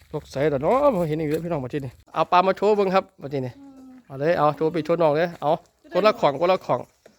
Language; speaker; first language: Thai; native; Thai